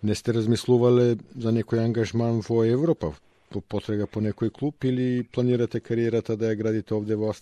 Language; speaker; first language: Macedonian; native; Macedonian